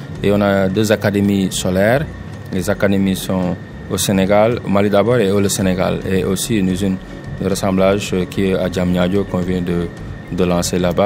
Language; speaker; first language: French; non-native, local second language; Wolof